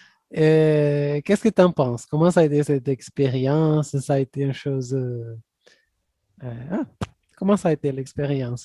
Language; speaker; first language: French; non-native, fluent; Portuguese